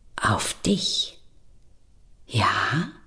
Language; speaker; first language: German; native; German